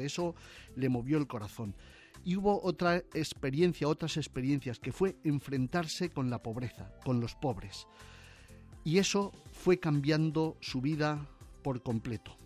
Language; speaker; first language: Spanish; native; Spanish